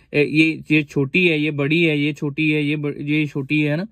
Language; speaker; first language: Hindi; non-native, local second language; Punjabi